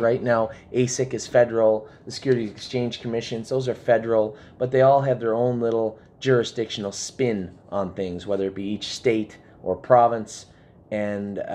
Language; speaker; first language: English; native; English